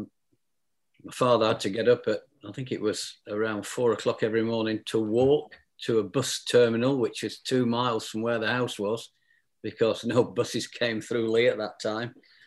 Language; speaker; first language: English; native; English